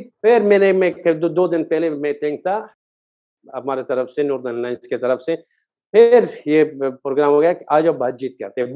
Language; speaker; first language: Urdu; non-native, fluent; Persian